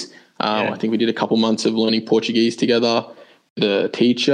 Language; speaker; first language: English; native; English